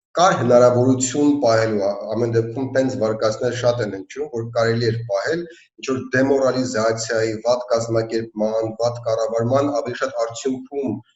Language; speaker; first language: Armenian; native; Armenian